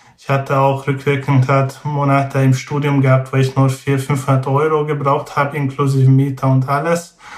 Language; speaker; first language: German; non-native, fluent; Hungarian